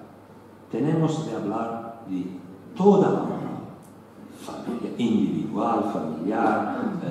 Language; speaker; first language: Spanish; non-native, learner; Italian